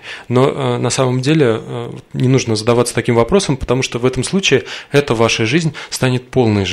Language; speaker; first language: Russian; native; Russian